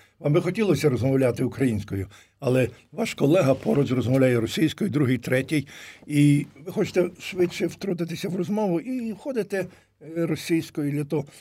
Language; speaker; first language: Ukrainian; native; Ukrainian